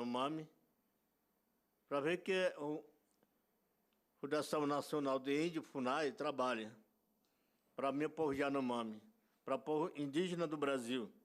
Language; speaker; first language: Portuguese; non-native, local second language; Yanomámi